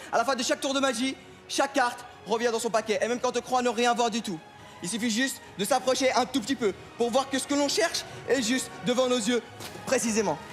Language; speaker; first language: French; non-native, fluent; Arabic